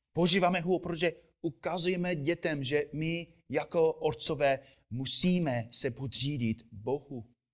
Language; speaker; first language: Czech; non-native, fluent; English